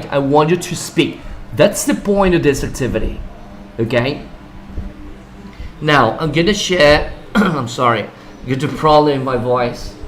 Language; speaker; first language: English; non-native, fluent; Spanish